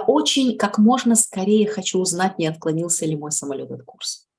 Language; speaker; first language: Russian; native; Russian